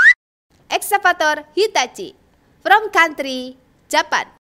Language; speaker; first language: English; non-native, learner; Indonesian